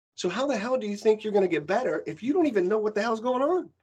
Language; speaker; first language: English; early bilingual, other home language; Spanish